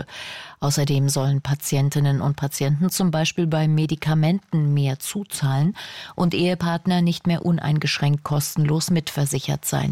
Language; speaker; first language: German; native; German